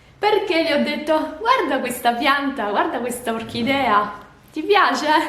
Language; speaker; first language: Italian; native; Italian